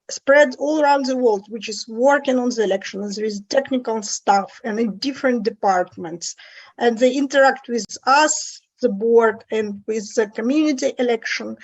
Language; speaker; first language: English; non-native, fluent; Russian